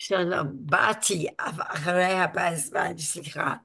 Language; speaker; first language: Hebrew; non-native, learner; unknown